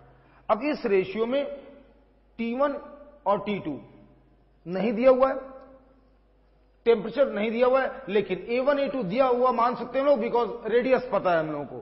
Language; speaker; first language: Hindi; native; Hindi